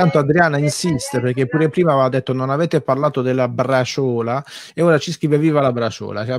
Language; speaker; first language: Italian; native; Italian